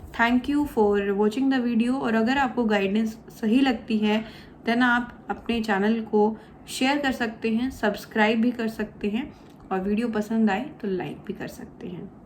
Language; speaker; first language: Hindi; native; Hindi